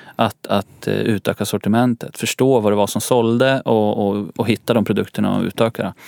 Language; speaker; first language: Swedish; native; Swedish